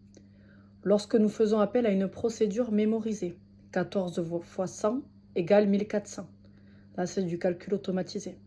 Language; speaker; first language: French; native; French